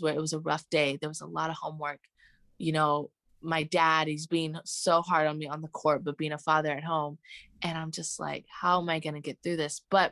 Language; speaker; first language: English; native; English